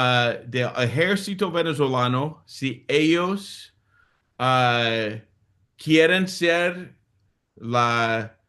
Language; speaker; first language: Spanish; non-native, fluent; English